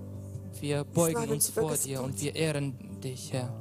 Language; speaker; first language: German; non-native, learner; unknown